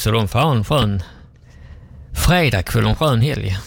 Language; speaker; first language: Swedish; native; Swedish